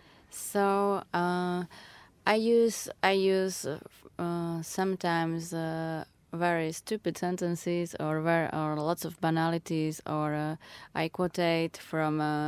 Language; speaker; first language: English; non-native, fluent; Slovak